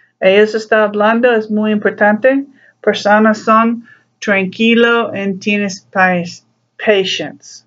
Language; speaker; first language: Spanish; non-native, learner; English